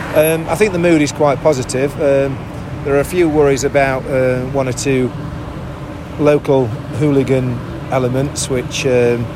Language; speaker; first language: English; native; English